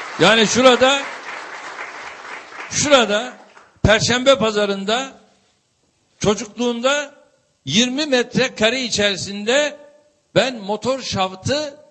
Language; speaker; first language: Turkish; native; Turkish